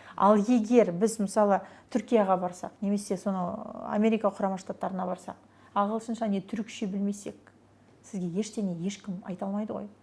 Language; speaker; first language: Kazakh; non-native, local second language; Russian